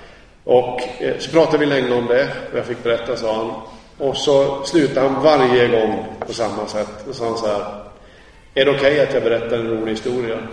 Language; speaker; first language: Swedish; native; Swedish